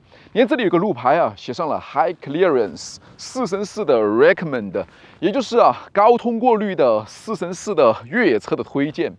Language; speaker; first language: Chinese; native; Chinese